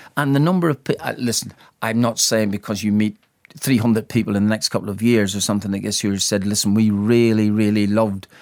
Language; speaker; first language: English; native; English